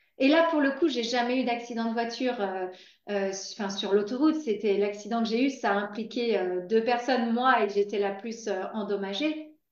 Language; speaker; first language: French; native; French